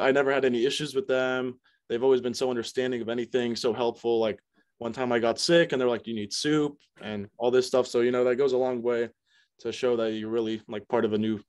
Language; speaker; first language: English; native; English